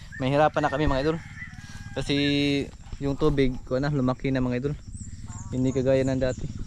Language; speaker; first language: Filipino; non-native, local second language; Cebuano